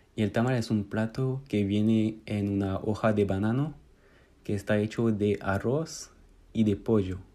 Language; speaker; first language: Spanish; non-native, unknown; French